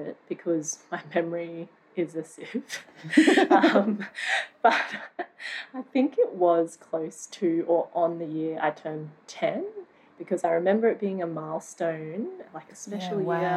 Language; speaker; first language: English; native; English